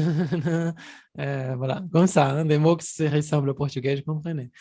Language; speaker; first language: French; non-native, fluent; Portuguese